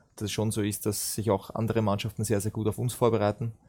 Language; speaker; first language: German; native; German